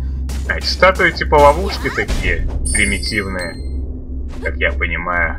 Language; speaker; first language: Russian; native; Russian